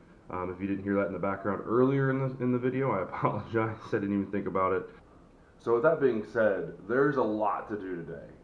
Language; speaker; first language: English; native; English